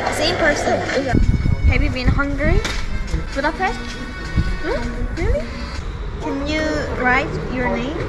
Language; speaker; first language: English; non-native, learner; Korean